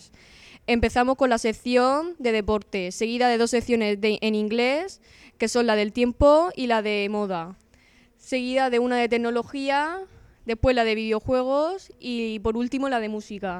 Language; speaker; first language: Spanish; native; Spanish